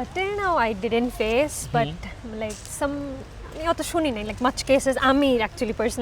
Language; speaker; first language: Bangla; early bilingual, heritage; Bangla